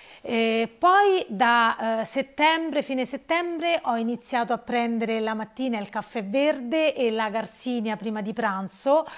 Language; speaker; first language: Italian; native; Italian